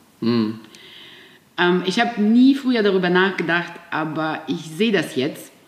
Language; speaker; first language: German; non-native, fluent; Russian